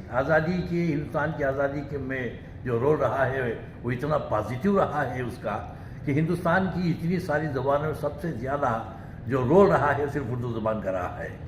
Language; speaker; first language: Urdu; native; Urdu